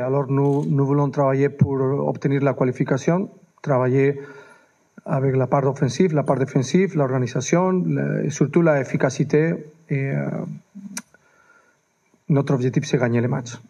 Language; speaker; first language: French; non-native, fluent; Spanish